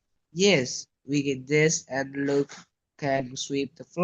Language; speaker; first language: English; non-native, learner; Vietnamese